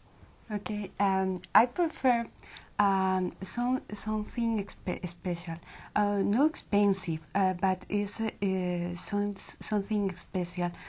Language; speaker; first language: English; non-native, learner; Spanish